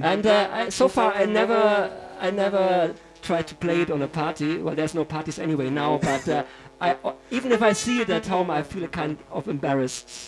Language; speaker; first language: English; non-native, fluent; German